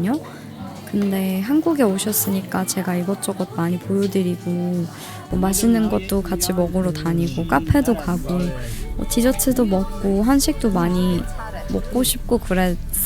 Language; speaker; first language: Korean; non-native, fluent; Persian